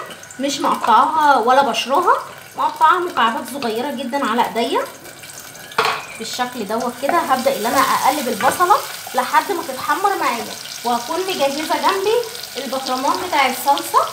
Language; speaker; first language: Arabic; native; Arabic